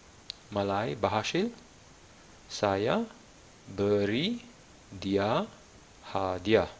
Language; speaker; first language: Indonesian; non-native, fluent; Malayalam